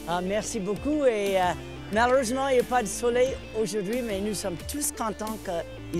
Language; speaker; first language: French; non-native, fluent; English